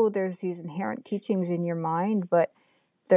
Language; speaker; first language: English; native; English